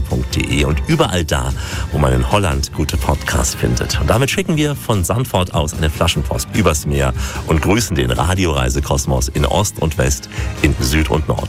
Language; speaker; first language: German; native; German